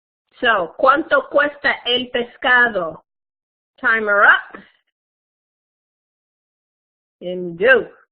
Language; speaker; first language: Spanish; non-native, fluent; English